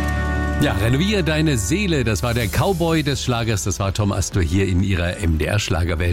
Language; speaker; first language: German; native; German